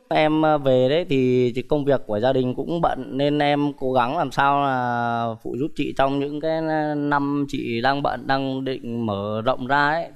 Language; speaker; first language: Vietnamese; native; Vietnamese